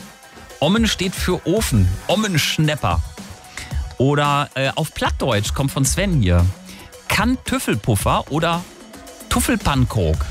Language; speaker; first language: German; native; German